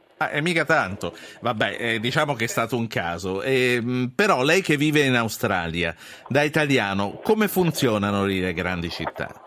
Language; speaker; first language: Italian; native; Italian